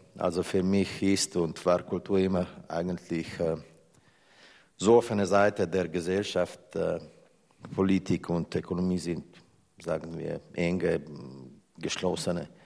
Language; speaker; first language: German; non-native, fluent; Slovenian